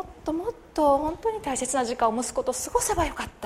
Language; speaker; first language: Japanese; native; Japanese